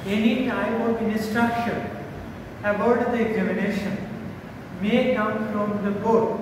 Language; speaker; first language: English; non-native, local second language; Bangla